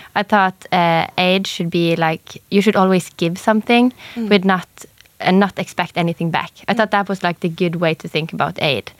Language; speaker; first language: English; non-native, fluent; Norwegian